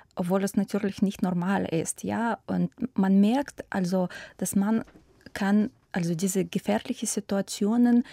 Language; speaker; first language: German; non-native, fluent; Ukrainian